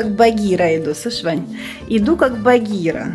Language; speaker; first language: Russian; native; Russian